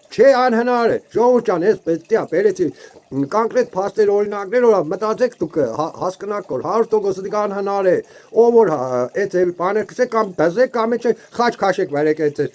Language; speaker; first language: Armenian; native; Armenian